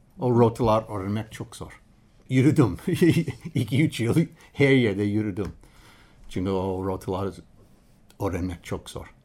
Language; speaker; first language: Turkish; non-native, learner; English